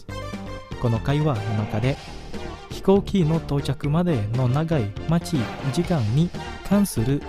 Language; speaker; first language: Japanese; non-native, fluent; Indonesian